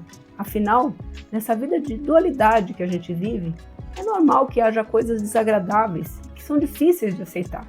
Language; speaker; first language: Portuguese; native; Portuguese